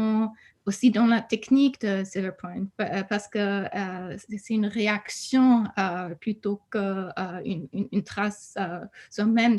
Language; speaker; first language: French; non-native, fluent; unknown